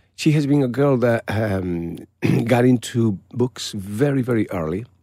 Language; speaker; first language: English; non-native, fluent; Spanish